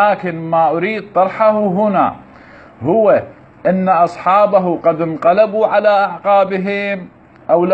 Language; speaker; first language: Arabic; native; Arabic